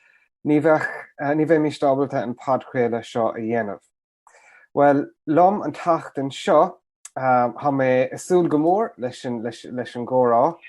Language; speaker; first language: Irish; native; Irish